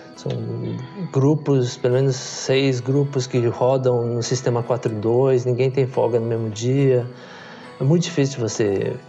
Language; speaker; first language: Portuguese; native; Portuguese